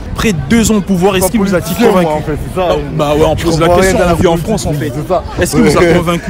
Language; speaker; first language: French; native; French